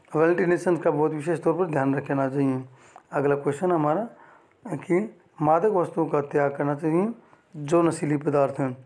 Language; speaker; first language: Hindi; native; Hindi